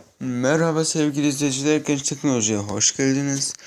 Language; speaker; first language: Turkish; early bilingual, heritage; Turkish